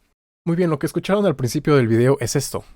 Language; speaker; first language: Spanish; native; Spanish